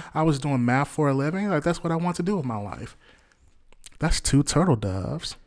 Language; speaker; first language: English; native; English